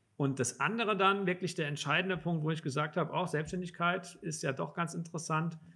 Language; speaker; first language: German; native; German